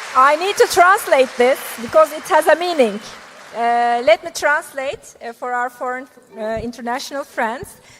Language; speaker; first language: English; non-native, fluent; Turkish